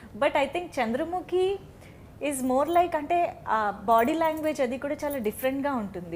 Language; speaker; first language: Telugu; native; Telugu